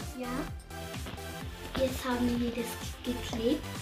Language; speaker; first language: German; early bilingual, other home language; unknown